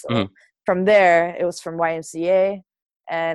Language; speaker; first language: English; native; English